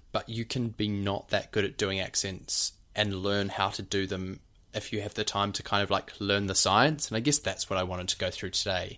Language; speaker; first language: English; native; English